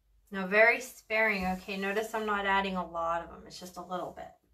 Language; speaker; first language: English; early bilingual, other home language; Spanish